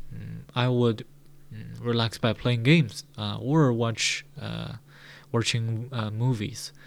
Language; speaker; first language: English; non-native, fluent; Chinese